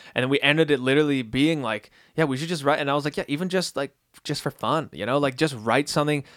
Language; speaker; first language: English; early bilingual, other home language; Dutch